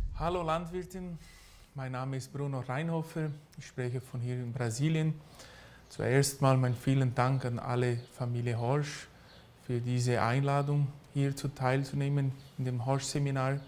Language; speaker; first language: German; early bilingual, heritage; German